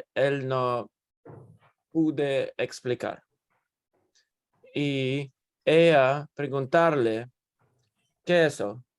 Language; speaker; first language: Spanish; non-native, learner; English